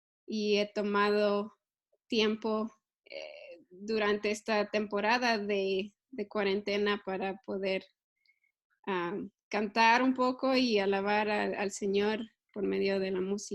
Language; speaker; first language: Spanish; early bilingual, heritage; Spanish